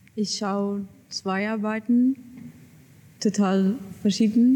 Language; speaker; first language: German; non-native, learner; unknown